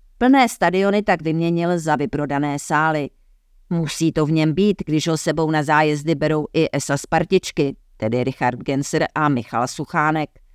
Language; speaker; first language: Czech; native; Czech